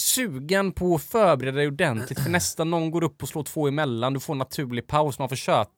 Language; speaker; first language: Swedish; native; Swedish